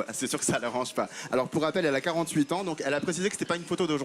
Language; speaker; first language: French; native; French